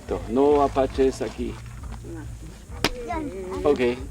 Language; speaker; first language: Spanish; non-native, learner; German